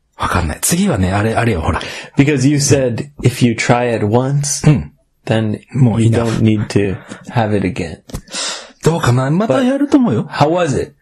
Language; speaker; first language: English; native; English